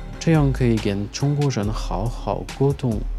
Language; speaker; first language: Chinese; non-native, fluent; French